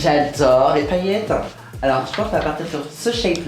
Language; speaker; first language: French; native; French